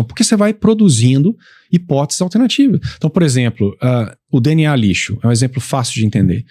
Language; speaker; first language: Portuguese; native; Portuguese